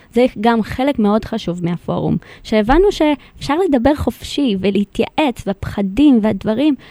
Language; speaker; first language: Hebrew; non-native, fluent; Spanish